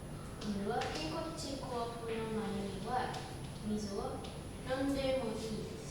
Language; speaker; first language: Japanese; non-native, learner; Indonesian